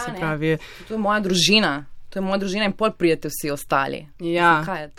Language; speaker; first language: Slovenian; native; Slovenian